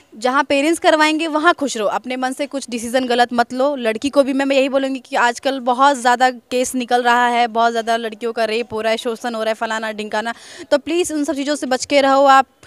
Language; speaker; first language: Hindi; native; Hindi